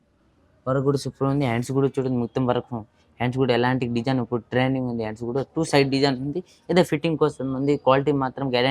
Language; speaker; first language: Telugu; non-native, local second language; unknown